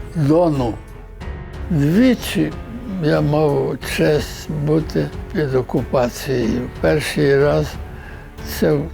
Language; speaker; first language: Ukrainian; native; Ukrainian